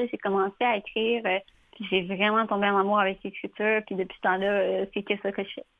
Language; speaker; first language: French; native; French